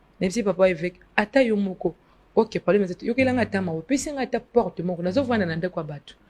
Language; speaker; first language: Lingala; non-native, local second language; Luba-Lulua